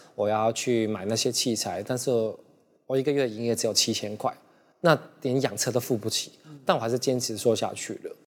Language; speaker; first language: Chinese; non-native, local second language; Cantonese